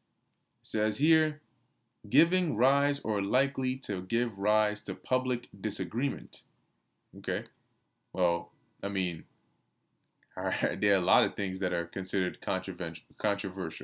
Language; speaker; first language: English; native; English